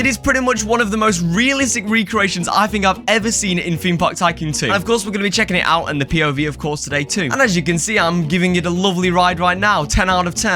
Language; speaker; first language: English; native; English